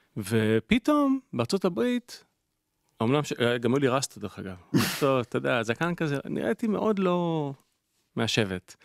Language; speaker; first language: Hebrew; native; Hebrew